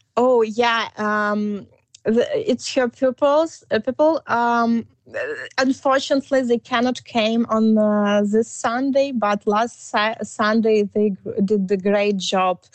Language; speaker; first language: English; non-native, learner; Ukrainian